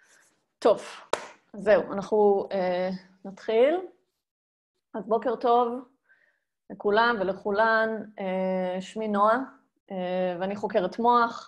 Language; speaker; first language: Hebrew; native; Hebrew